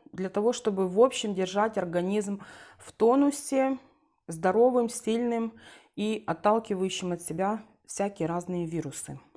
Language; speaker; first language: Russian; non-native, local second language; Ukrainian